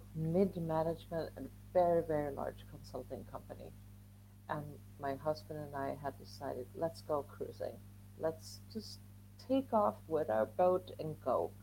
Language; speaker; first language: English; non-native, fluent; Swedish